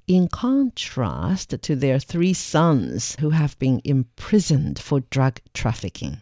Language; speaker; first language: English; non-native, fluent; Chinese